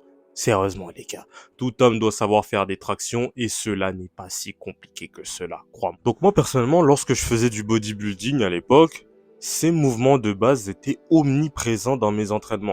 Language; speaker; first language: French; native; French